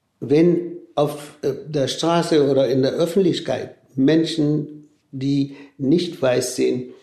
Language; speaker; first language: German; non-native, fluent; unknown